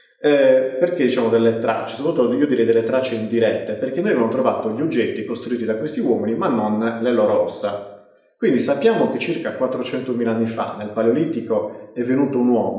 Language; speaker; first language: Italian; native; Italian